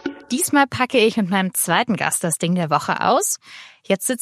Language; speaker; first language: German; native; German